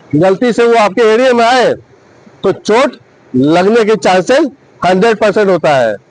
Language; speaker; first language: Hindi; non-native, local second language; Bangla